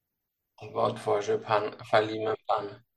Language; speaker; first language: Polish; non-native, learner; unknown